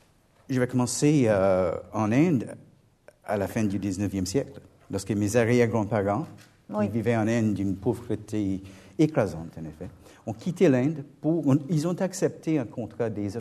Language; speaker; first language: French; non-native, fluent; English